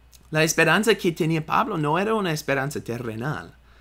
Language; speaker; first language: Spanish; non-native, fluent; English